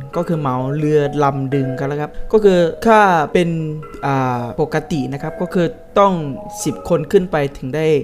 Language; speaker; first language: Thai; non-native, fluent; Malay